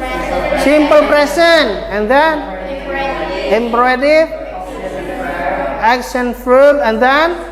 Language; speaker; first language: English; non-native, fluent; Indonesian